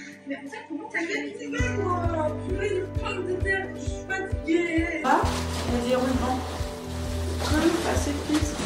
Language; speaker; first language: French; native; French